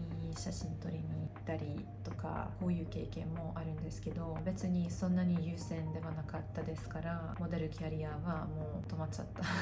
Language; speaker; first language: Japanese; non-native, fluent; Hungarian